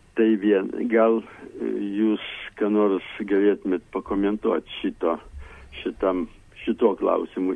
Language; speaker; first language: Lithuanian; native; Lithuanian